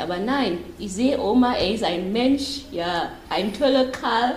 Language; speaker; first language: German; non-native, fluent; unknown